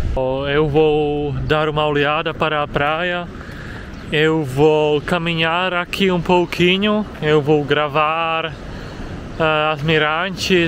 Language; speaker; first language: Portuguese; non-native, fluent; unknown